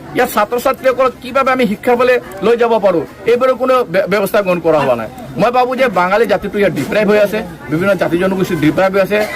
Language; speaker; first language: Assamese; non-native, local second language; Bangla